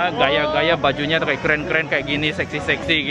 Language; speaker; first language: Indonesian; native; Indonesian